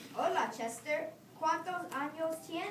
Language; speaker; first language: Spanish; non-native, learner; English